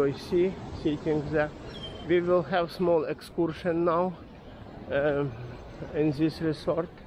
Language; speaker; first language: English; non-native, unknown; Ukrainian